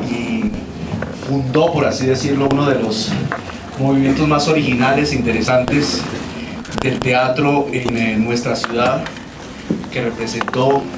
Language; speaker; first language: Spanish; native; Spanish